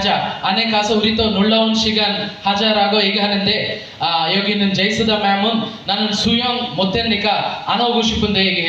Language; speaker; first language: Korean; non-native, learner; Telugu